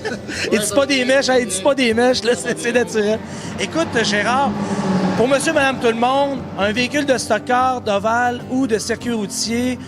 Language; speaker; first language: French; native; French